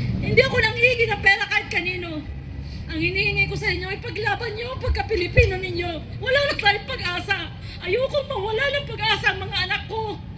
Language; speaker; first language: Filipino; native; Filipino